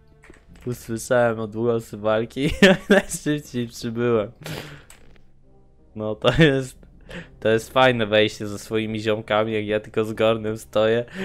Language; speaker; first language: Polish; native; Polish